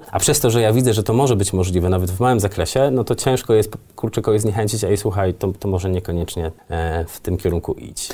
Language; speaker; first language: Polish; native; Polish